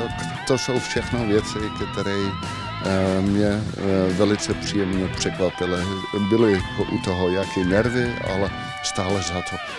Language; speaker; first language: Czech; non-native, fluent; Dutch